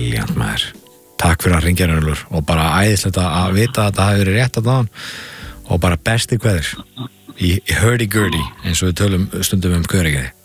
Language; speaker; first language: Icelandic; native; Icelandic